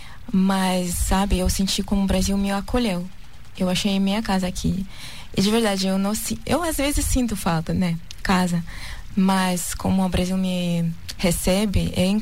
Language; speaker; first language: Portuguese; non-native, learner; Russian